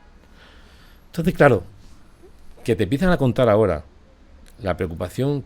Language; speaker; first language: Spanish; native; Spanish